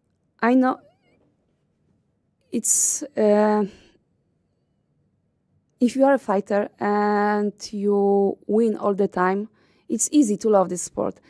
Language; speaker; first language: English; non-native, learner; Polish